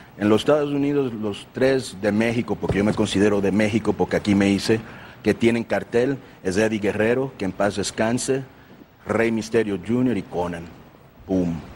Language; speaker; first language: Spanish; early bilingual, heritage; Spanish